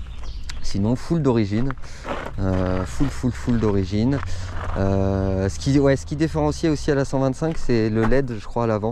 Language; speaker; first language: French; native; French